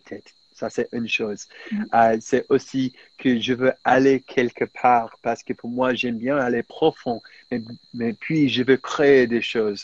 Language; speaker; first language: French; non-native, fluent; English